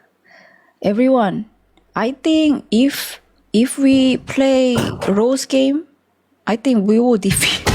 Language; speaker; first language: English; non-native, learner; Thai